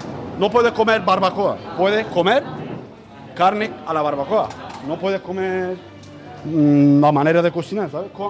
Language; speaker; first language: Spanish; non-native, learner; Turkish